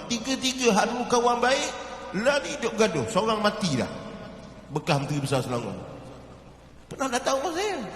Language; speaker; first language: Malay; native; Malay